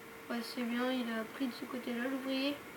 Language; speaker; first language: French; native; French